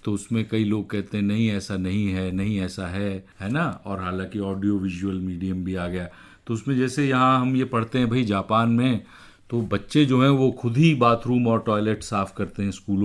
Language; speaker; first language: Hindi; native; Hindi